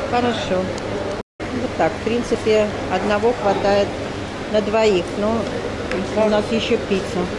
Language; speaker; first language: Russian; native; Russian